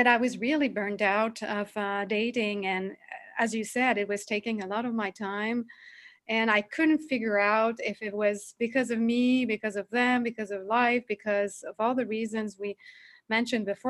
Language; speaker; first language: English; non-native, fluent; French